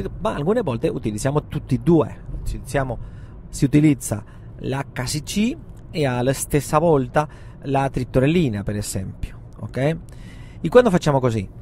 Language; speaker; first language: Italian; non-native, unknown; Spanish